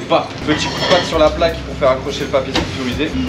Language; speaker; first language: French; native; French